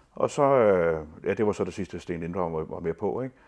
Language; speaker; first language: Danish; native; Danish